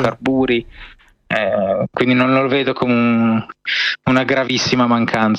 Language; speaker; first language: Italian; native; Italian